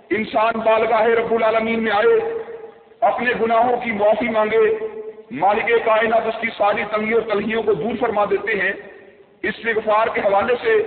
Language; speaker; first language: Urdu; non-native, local second language; Punjabi